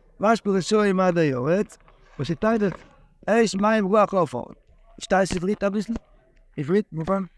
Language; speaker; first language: Hebrew; non-native, fluent; English